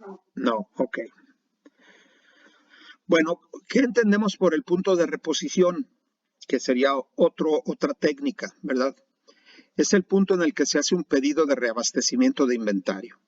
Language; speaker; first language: Spanish; native; Spanish